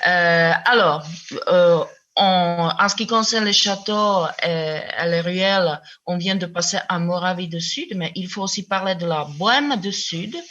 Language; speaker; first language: French; non-native, fluent; Czech